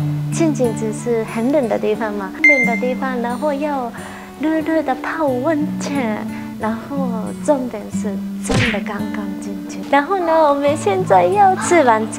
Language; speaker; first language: Chinese; non-native, fluent; Japanese